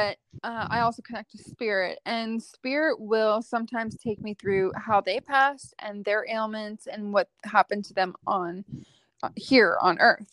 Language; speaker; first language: English; native; English